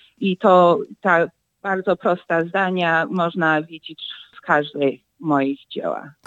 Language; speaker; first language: Polish; early bilingual, heritage; Polish